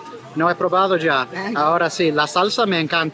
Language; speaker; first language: Spanish; non-native, learner; English